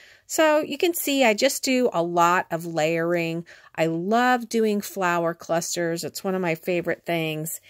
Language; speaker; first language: English; native; English